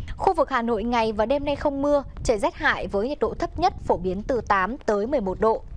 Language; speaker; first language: Vietnamese; native; Vietnamese